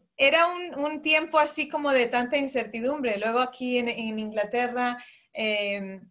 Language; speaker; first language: Spanish; early bilingual, heritage; Spanish